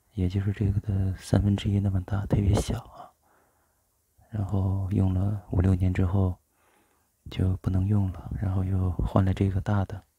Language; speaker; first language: Chinese; native; Chinese